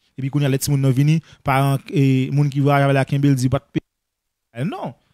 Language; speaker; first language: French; non-native, local second language; Haitian Creole